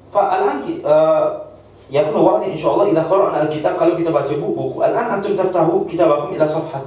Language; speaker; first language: Arabic; non-native, fluent; Malay